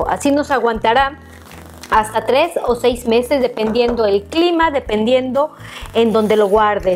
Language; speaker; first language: Spanish; native; Spanish